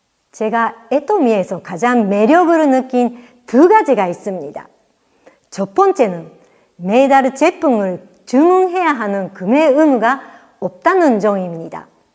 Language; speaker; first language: Korean; non-native, fluent; Japanese